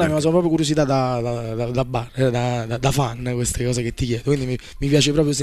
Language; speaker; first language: Italian; native; Italian